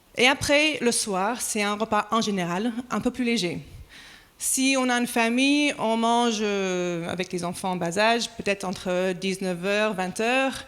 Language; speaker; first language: French; non-native, fluent; English